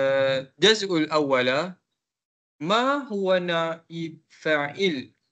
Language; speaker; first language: Arabic; non-native, learner; Malay